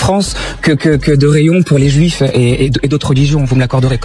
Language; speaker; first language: French; early bilingual, other home language; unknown